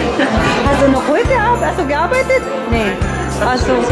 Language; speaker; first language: German; non-native, learner; Filipino